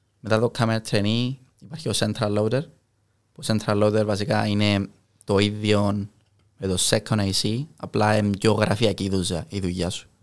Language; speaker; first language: Greek; native; Greek